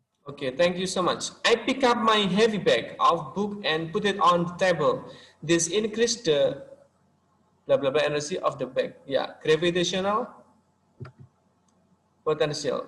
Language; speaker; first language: English; non-native, local second language; Indonesian